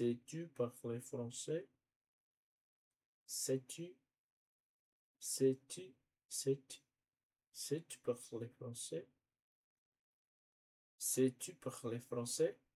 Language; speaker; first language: French; non-native, learner; Portuguese